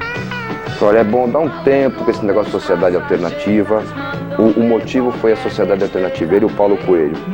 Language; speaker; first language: Portuguese; native; Portuguese